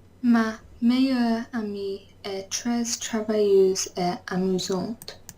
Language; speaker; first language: French; non-native, learner; English